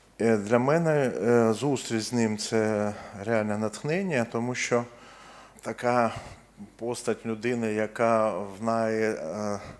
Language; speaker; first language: Ukrainian; non-native, local second language; Russian